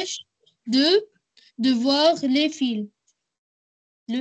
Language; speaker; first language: French; non-native, learner; Arabic